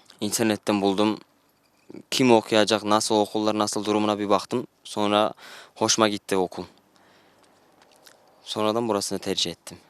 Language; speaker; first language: Turkish; non-native, fluent; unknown